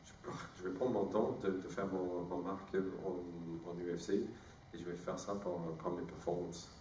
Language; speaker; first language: French; non-native, fluent; English